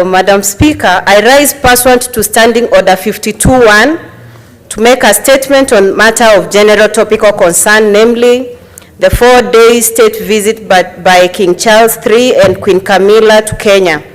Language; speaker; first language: English; non-native, local second language; Gusii